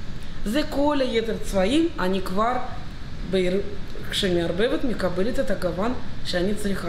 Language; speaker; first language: Hebrew; non-native, fluent; Russian